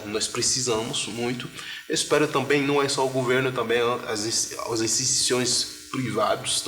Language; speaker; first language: Portuguese; non-native, fluent; Haitian Creole